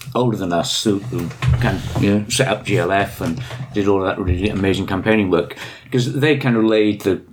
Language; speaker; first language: English; native; English